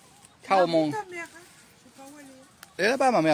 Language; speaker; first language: Thai; non-native, learner; French